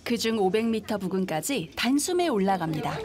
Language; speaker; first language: Korean; native; Korean